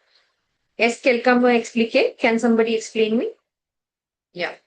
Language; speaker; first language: French; non-native, fluent; Hindi